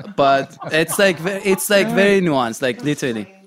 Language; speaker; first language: English; non-native, fluent; Portuguese